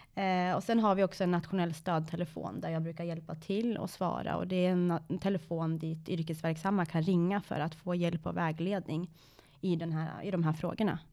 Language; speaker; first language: Swedish; early bilingual, other home language; Persian